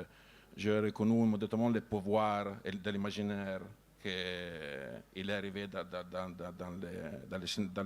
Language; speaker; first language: French; non-native, learner; Italian